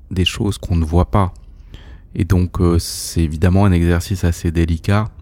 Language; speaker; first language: French; native; French